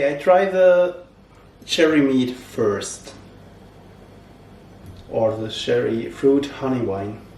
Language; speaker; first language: English; non-native, learner; German